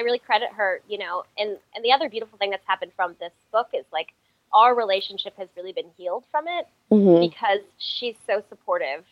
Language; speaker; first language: English; native; English